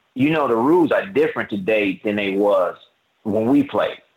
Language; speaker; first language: English; native; English